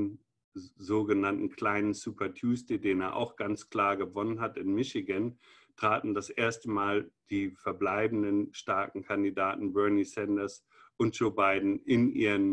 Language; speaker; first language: German; native; German